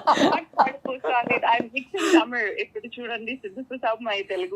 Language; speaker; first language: Telugu; non-native, local second language; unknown